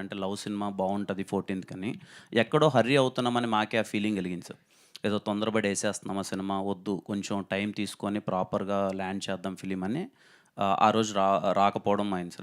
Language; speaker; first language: Telugu; native; Telugu